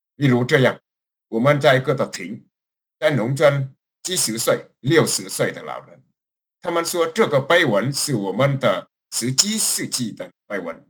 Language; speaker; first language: Chinese; non-native, fluent; Vietnamese